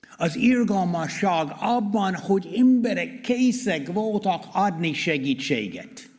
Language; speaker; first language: Hungarian; non-native, learner; English